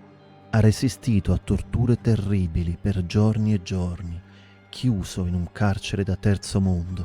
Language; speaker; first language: Italian; native; Italian